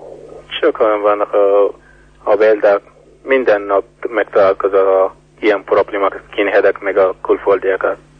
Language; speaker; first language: Hungarian; non-native, learner; Arabic